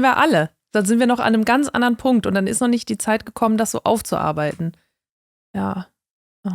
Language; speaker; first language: German; native; German